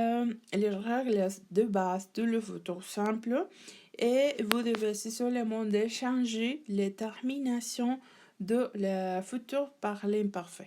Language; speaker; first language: French; non-native, learner; Spanish